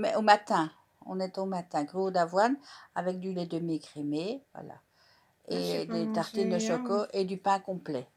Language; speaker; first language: French; native; French